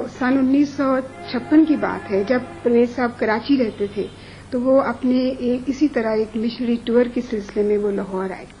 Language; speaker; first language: Urdu; non-native, local second language; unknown